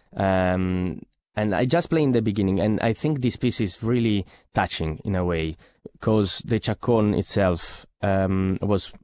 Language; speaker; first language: English; non-native, fluent; Italian